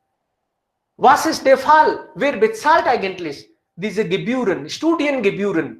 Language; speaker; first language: German; non-native, fluent; Hindi